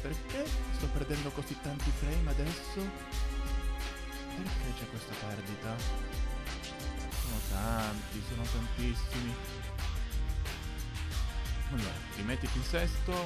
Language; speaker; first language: Italian; native; Italian